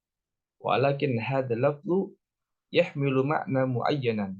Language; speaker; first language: Arabic; non-native, learner; Indonesian